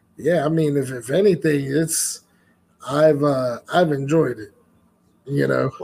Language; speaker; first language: English; native; English